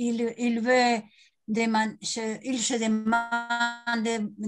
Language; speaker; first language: French; non-native, learner; Spanish